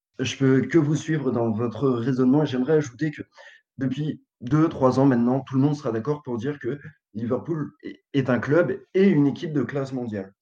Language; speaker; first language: French; native; French